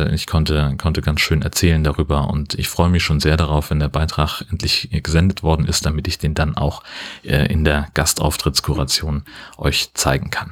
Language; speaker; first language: German; native; German